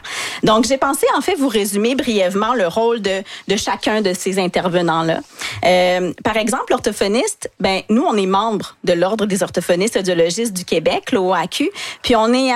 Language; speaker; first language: French; native; French